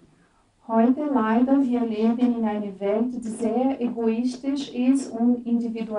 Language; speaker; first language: German; non-native, fluent; Portuguese